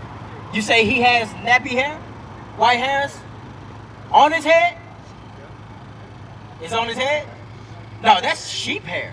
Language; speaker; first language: English; native; English